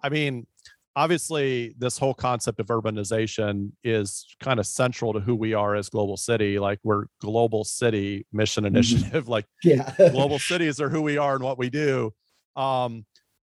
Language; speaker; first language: English; native; English